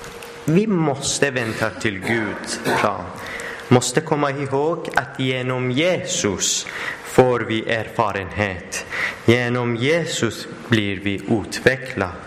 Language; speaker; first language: Swedish; non-native, learner; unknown